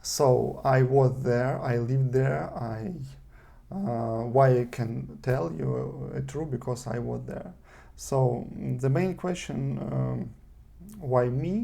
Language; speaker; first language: English; non-native, learner; Russian